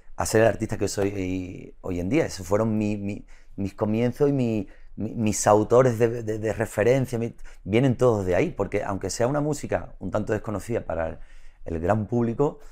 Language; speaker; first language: Spanish; native; Spanish